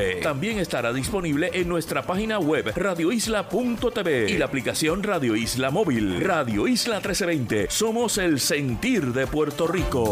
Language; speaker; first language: Spanish; native; Spanish